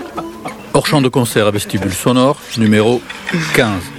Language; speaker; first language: French; native; French